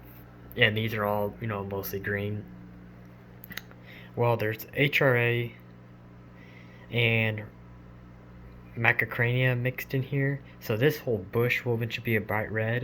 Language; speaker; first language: English; native; English